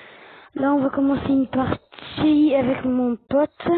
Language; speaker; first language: French; native; French